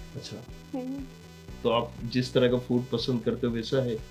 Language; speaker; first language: Hindi; native; Hindi